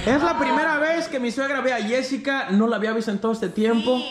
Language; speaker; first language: Spanish; native; Spanish